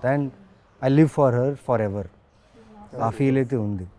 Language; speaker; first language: Telugu; native; Telugu